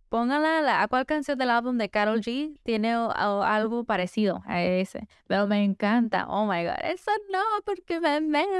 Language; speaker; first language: Spanish; early bilingual, heritage; Spanish